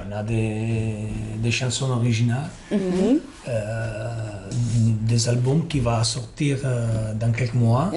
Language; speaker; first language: French; non-native, learner; Italian